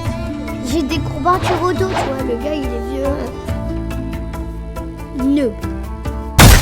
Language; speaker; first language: French; native; French